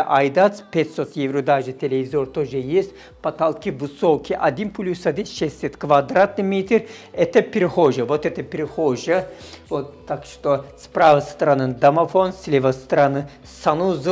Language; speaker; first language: Russian; non-native, learner; Turkish